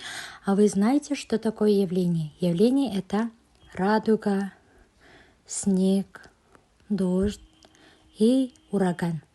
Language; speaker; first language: Russian; non-native, local second language; Kazakh